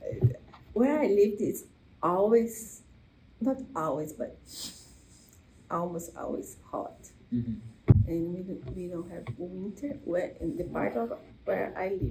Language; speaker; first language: English; non-native, learner; Portuguese